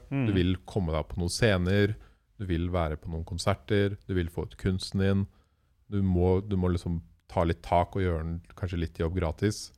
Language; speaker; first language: Norwegian; native; Norwegian